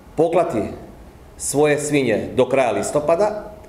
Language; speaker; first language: Croatian; native; Croatian